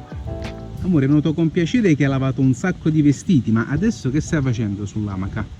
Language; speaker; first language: Italian; native; Italian